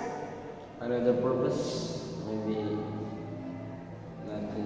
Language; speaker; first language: English; non-native, learner; Indonesian